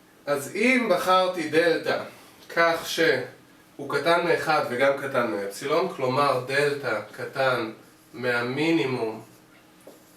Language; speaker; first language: Hebrew; native; Hebrew